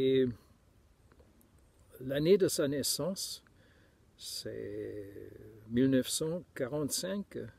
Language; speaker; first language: French; non-native, fluent; German